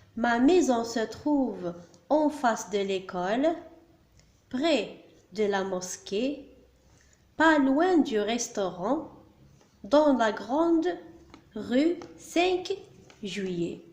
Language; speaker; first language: French; non-native, local second language; Arabic